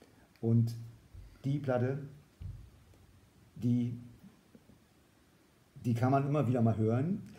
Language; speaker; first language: German; native; German